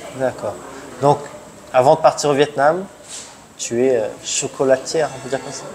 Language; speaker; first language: French; native; French